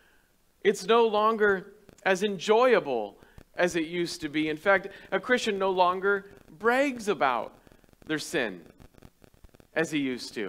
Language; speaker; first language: English; native; English